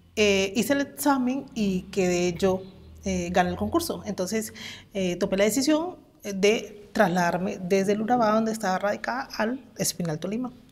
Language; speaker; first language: Spanish; native; Spanish